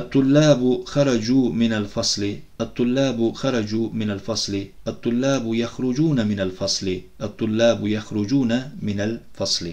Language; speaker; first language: Arabic; non-native, fluent; Turkish